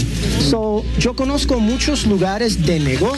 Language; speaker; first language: Spanish; early bilingual, heritage; English